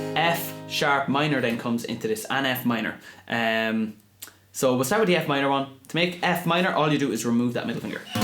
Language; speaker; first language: English; native; English